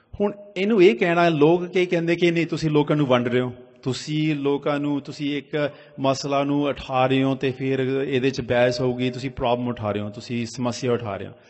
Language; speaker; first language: Punjabi; early bilingual, heritage; Punjabi